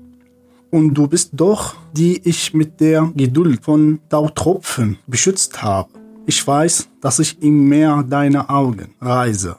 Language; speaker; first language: German; non-native, fluent; Arabic